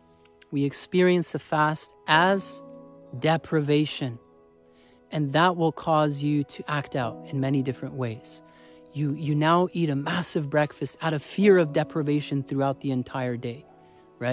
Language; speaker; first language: English; native; English